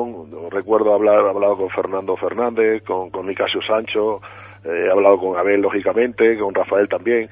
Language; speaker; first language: Spanish; native; Spanish